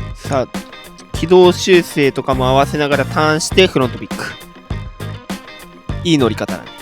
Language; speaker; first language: Japanese; native; Japanese